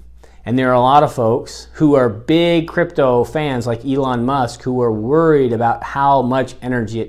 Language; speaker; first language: English; native; English